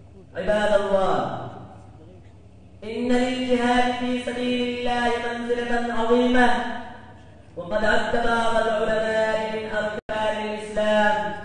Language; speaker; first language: Arabic; non-native, fluent; Urdu